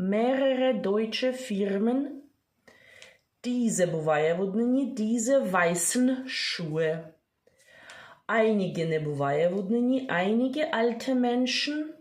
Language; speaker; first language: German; non-native, fluent; Ukrainian